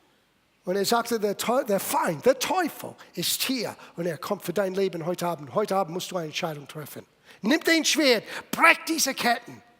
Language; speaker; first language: German; non-native, fluent; English